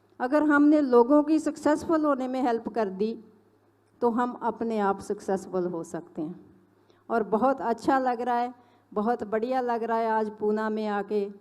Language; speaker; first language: Hindi; non-native, local second language; Punjabi